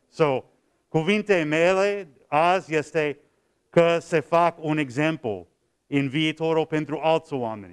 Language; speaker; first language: Romanian; non-native, learner; English